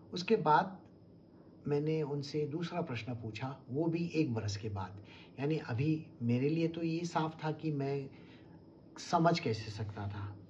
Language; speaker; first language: Hindi; non-native, local second language; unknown